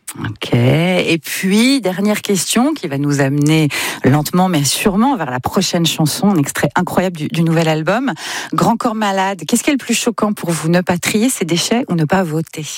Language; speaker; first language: French; native; French